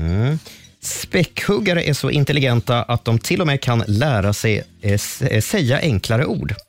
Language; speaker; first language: Swedish; native; Swedish